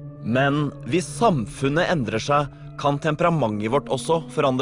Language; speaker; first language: Norwegian; native; Norwegian